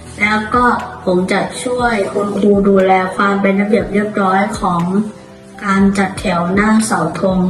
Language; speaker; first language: Thai; native; Thai